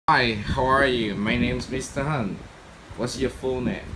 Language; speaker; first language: English; non-native, fluent; Vietnamese